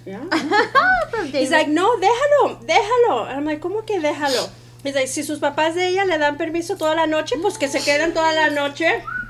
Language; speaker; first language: Spanish; early bilingual, heritage; Spanish